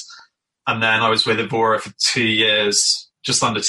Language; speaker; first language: English; native; English